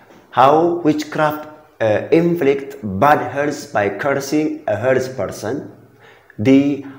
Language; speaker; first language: English; non-native, local second language; Amharic